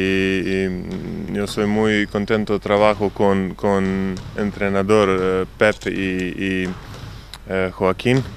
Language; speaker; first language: Spanish; non-native, learner; Serbian